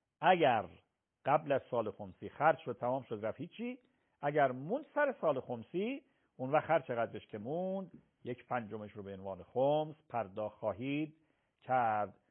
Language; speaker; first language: Persian; native; Persian